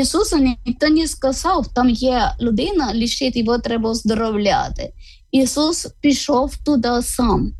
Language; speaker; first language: Ukrainian; non-native, learner; Malayalam